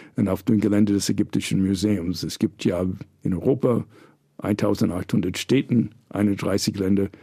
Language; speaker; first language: German; non-native, fluent; English